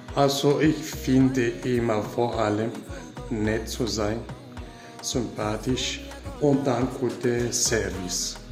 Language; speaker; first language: German; non-native, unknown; Kurdish